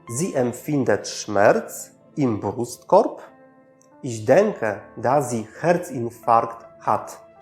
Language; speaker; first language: German; non-native, fluent; Polish